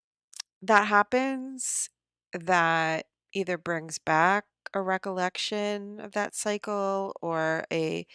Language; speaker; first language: English; native; English